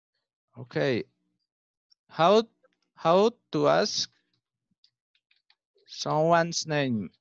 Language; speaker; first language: English; non-native, learner; Spanish